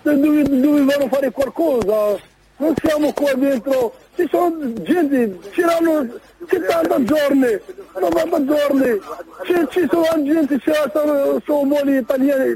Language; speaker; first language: Italian; non-native, learner; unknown